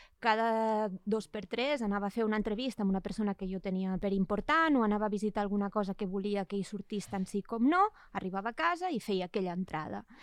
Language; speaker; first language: Catalan; native; Catalan